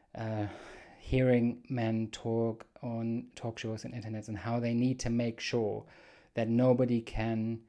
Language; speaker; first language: English; non-native, fluent; German